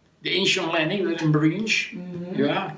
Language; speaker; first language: English; non-native, learner; Dutch